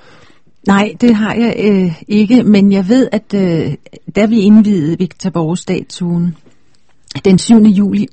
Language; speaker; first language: Danish; native; Danish